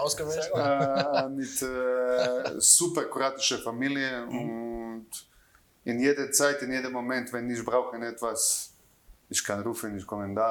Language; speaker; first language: German; non-native, learner; Croatian